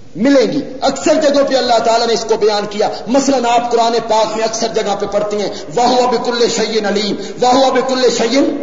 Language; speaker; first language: Urdu; non-native, local second language; Punjabi